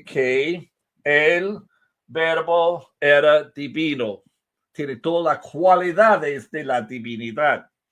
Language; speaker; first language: Spanish; non-native, fluent; English